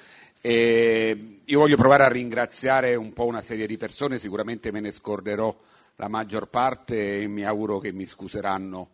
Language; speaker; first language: Italian; native; Italian